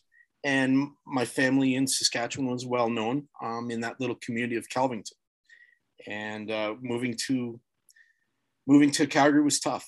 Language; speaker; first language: English; native; English